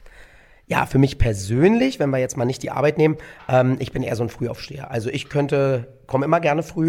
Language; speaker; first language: German; native; German